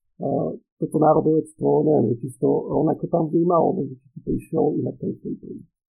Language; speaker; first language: Slovak; native; Slovak